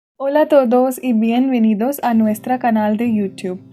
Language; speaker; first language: Spanish; non-native, fluent; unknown